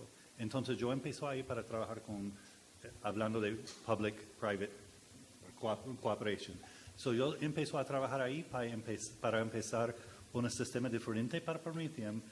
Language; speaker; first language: Spanish; non-native, learner; English